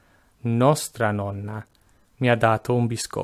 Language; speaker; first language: Italian; non-native, fluent; English